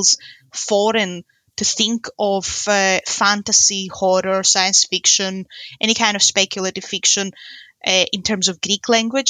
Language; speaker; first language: English; non-native, fluent; Greek